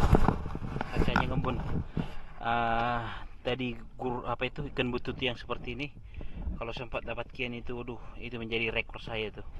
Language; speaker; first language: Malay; non-native, local second language; Batak Toba